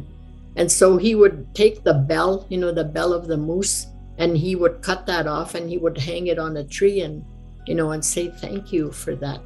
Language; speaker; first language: English; non-native, fluent; Cree